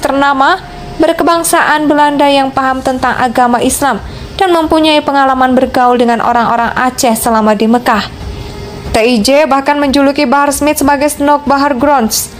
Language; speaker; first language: Indonesian; native; Indonesian